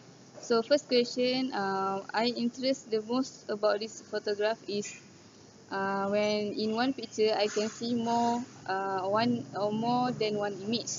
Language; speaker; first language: English; non-native, learner; Malay